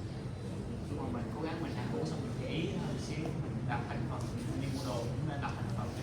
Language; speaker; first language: Vietnamese; native; Vietnamese